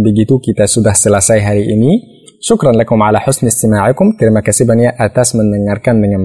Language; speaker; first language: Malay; non-native, fluent; Arabic